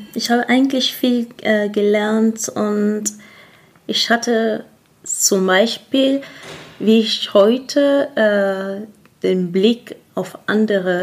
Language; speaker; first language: German; non-native, fluent; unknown